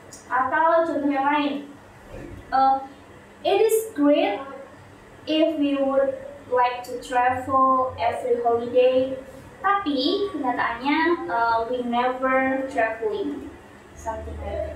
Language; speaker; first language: English; non-native, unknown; Indonesian